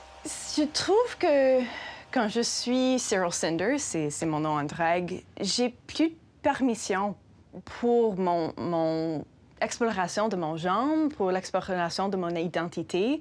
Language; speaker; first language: French; non-native, local second language; English